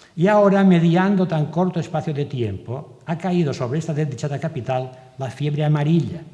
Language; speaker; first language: Spanish; non-native, local second language; Catalan